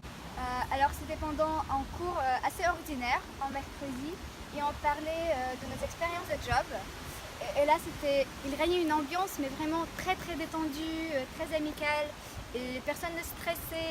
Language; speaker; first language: French; non-native, fluent; Russian